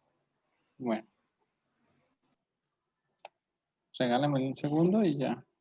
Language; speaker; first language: Spanish; native; Spanish